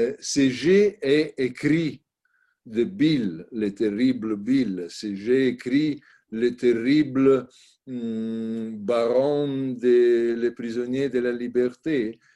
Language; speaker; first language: French; non-native, learner; Italian